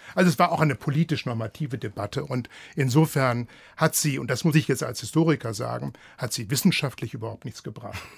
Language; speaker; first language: German; native; German